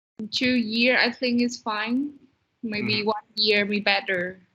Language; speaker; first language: English; non-native, learner; Vietnamese